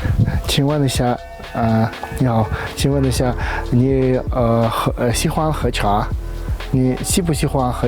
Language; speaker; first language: Chinese; non-native, learner; Russian